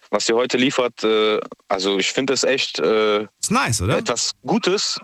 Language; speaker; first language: German; native; German